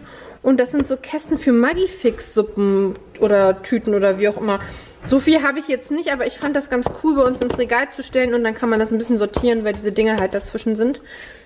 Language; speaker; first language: German; native; German